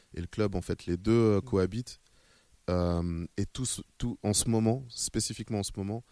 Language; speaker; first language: French; native; French